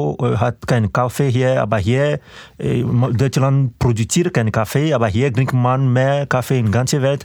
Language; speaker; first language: German; non-native, fluent; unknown